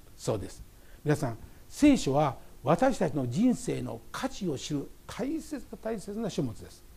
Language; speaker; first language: Japanese; native; Japanese